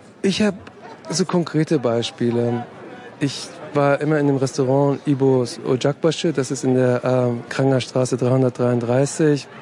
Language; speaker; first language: German; early bilingual, other home language; Turkish